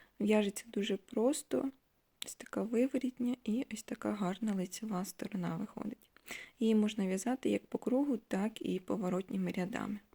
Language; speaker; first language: Ukrainian; native; Ukrainian